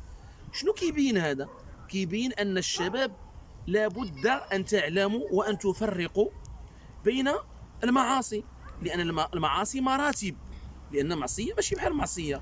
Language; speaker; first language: Arabic; native; Arabic